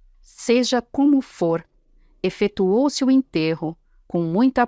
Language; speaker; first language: Portuguese; native; Portuguese